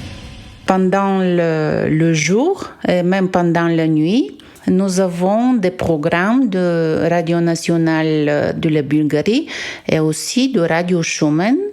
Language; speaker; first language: French; non-native, fluent; Bulgarian